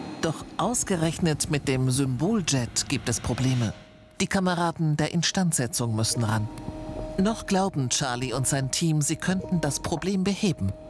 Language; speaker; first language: German; native; German